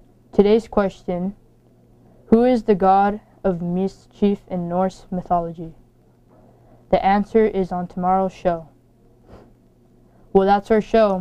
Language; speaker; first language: English; native; English